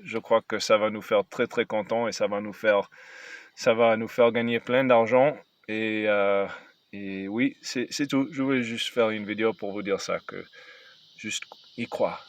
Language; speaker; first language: French; non-native, fluent; English